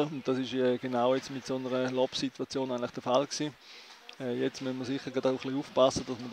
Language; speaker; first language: German; native; German